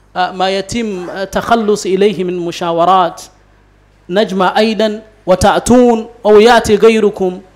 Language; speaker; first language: Arabic; non-native, fluent; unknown